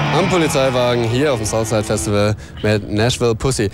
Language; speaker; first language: German; native; German